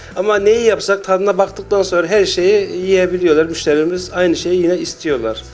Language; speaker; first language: Turkish; native; Turkish